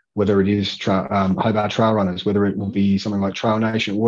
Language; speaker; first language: English; native; English